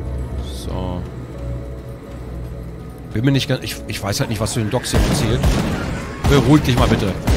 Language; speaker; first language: German; native; German